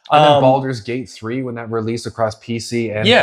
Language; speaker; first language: English; native; English